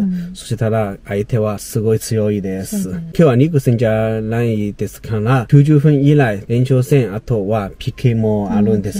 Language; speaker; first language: Japanese; non-native, learner; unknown